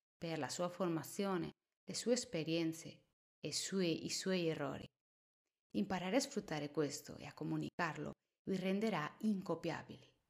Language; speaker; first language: Italian; non-native, fluent; Spanish